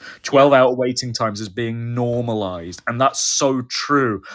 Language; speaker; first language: English; native; English